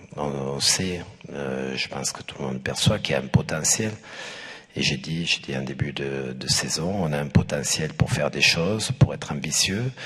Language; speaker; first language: French; native; French